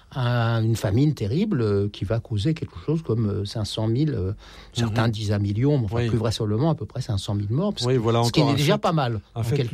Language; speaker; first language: French; native; French